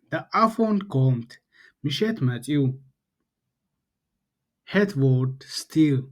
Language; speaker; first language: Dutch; non-native, learner; Tigrinya